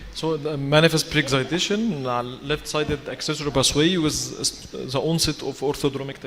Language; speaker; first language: English; non-native, fluent; Arabic